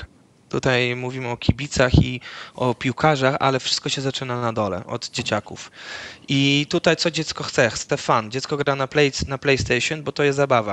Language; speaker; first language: Polish; early bilingual, other home language; Dutch